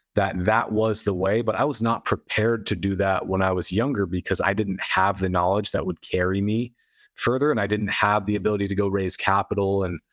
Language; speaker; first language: English; native; English